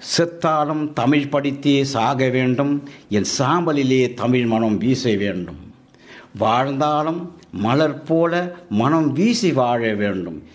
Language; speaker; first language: Tamil; early bilingual, heritage; Tamil